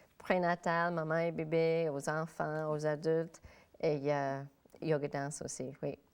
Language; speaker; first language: French; non-native, local second language; English